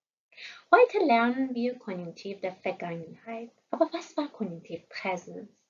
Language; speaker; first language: German; non-native, fluent; Persian